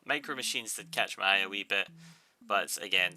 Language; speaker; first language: English; native; English